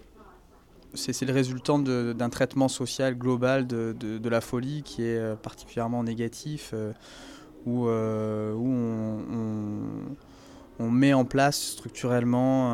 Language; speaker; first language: French; native; French